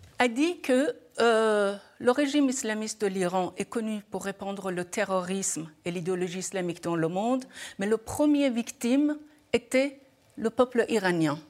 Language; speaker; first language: French; non-native, fluent; Persian